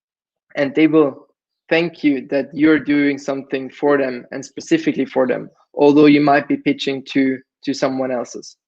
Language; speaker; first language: English; non-native, fluent; German